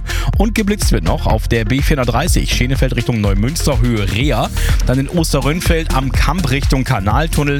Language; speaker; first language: German; native; German